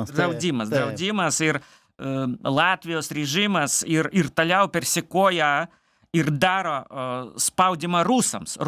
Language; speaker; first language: Lithuanian; non-native, learner; Belarusian